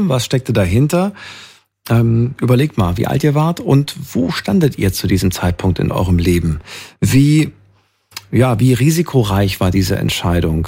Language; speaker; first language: German; native; German